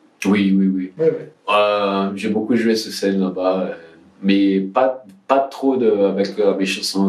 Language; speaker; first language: French; non-native, learner; Portuguese